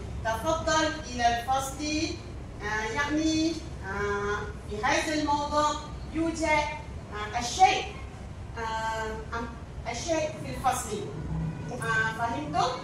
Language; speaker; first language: Arabic; non-native, learner; Malay